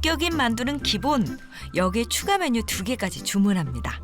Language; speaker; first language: Korean; native; Korean